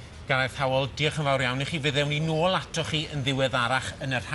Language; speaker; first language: Welsh; native; Welsh